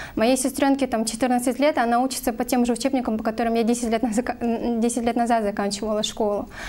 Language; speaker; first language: Russian; non-native, local second language; Kyrgyz